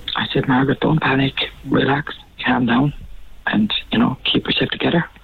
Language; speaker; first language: English; native; English